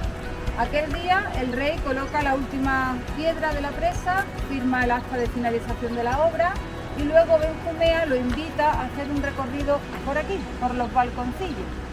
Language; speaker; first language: Spanish; native; Spanish